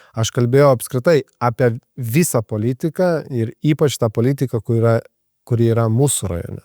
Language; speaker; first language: Lithuanian; non-native, local second language; Polish